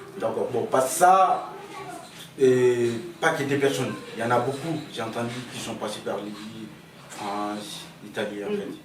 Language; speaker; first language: French; non-native, local second language; Soninke